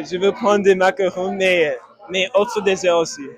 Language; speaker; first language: French; non-native, learner; English